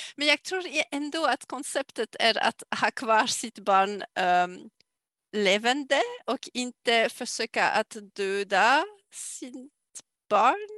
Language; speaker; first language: Swedish; non-native, fluent; French